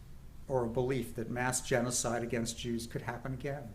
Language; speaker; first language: English; native; English